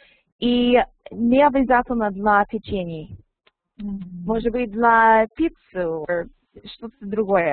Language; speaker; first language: Russian; non-native, learner; English